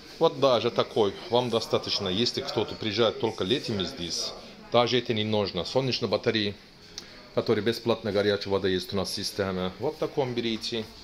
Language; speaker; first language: Russian; non-native, learner; Turkish